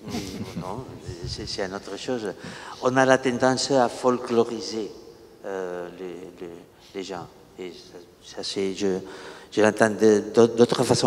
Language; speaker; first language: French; non-native, learner; Catalan